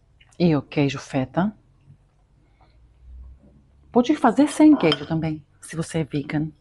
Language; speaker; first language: Portuguese; non-native, fluent; Greek